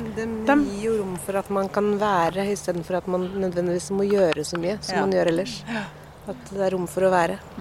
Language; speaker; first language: Norwegian; native; Norwegian